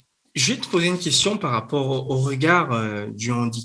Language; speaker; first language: French; native; French